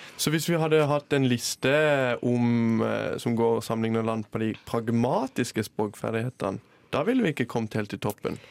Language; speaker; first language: Norwegian; native; Norwegian